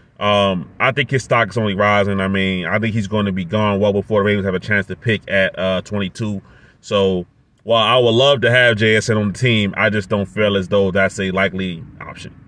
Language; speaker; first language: English; native; English